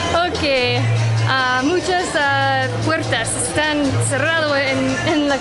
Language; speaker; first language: Spanish; non-native, learner; English